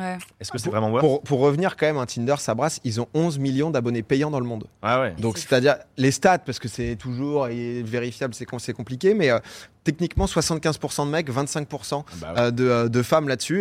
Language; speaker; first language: French; native; French